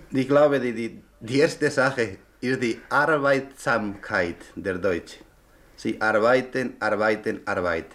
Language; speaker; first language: German; non-native, learner; Spanish